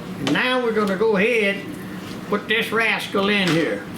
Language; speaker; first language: English; native; English